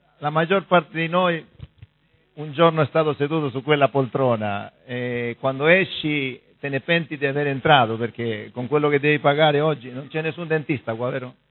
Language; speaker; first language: Italian; early bilingual, heritage; Italian